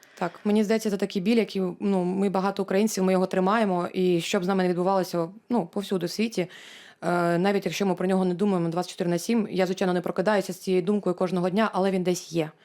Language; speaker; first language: Ukrainian; non-native, local second language; Russian